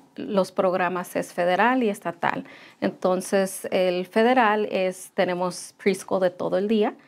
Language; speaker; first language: Spanish; early bilingual, heritage; Spanish